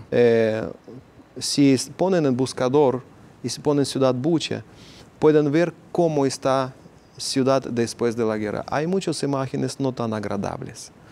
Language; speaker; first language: Spanish; non-native, fluent; Ukrainian